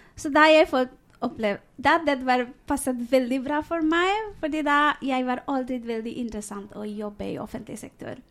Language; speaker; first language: Norwegian; non-native, fluent; Bangla